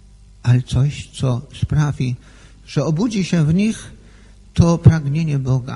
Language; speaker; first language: Polish; native; Polish